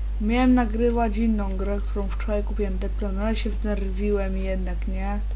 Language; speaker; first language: Polish; native; Polish